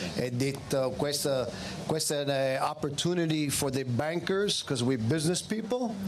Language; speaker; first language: Italian; early bilingual, heritage; Italian